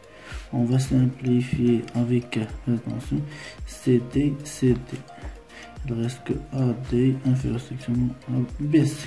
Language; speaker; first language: French; non-native, local second language; Arabic